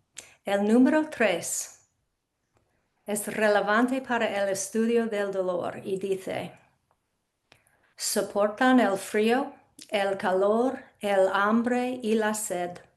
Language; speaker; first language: Spanish; non-native, fluent; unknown